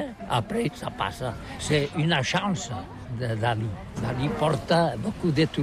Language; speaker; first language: French; non-native, learner; Catalan